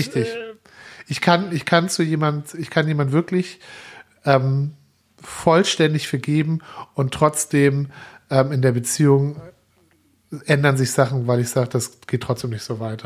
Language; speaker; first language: German; native; German